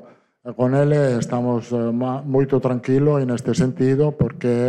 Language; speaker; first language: Portuguese; non-native, fluent; Italian